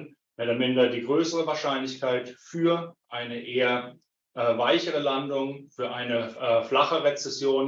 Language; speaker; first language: German; native; German